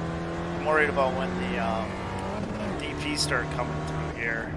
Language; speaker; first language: English; native; English